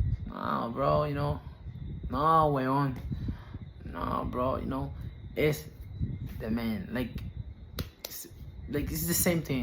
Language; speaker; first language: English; non-native, fluent; Spanish